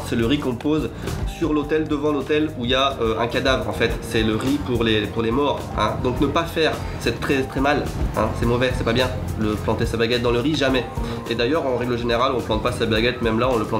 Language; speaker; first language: French; native; French